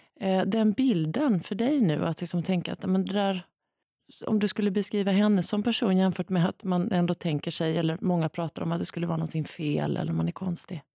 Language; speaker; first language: Swedish; native; Swedish